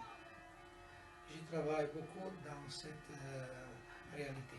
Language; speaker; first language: French; non-native, fluent; Italian